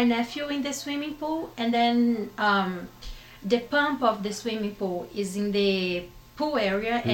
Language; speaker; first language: English; non-native, fluent; Portuguese